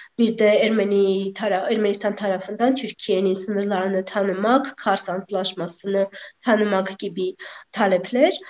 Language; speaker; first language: Turkish; non-native, fluent; Armenian